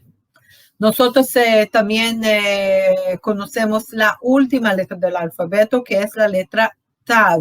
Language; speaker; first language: Spanish; non-native, fluent; Portuguese